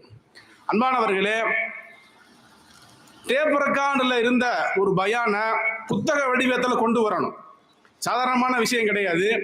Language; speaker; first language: Tamil; native; Tamil